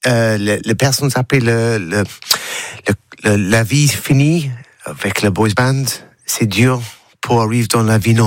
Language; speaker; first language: French; non-native, learner; English